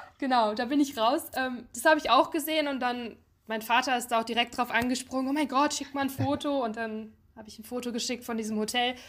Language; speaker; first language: German; native; German